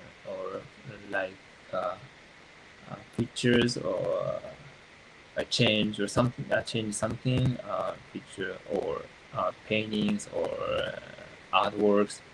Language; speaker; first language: English; non-native, learner; Japanese